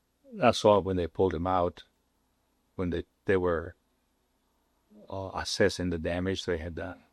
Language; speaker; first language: English; non-native, local second language; Spanish